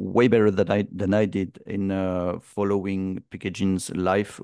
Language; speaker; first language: English; non-native, fluent; French